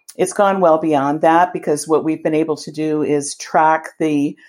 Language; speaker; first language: English; native; English